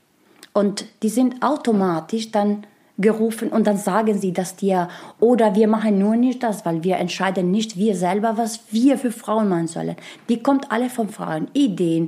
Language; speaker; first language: German; non-native, learner; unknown